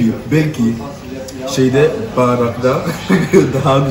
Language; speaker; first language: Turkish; non-native, fluent; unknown